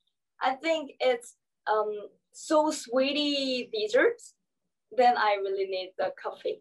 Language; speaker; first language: English; non-native, learner; Korean